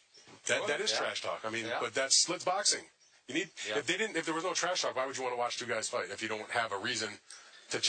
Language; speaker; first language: English; native; English